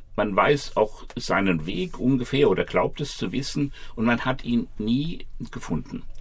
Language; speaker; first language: German; native; German